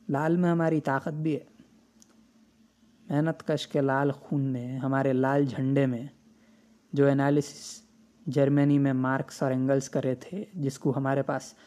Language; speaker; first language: Urdu; native; Urdu